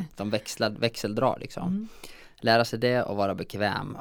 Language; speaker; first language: Swedish; native; Swedish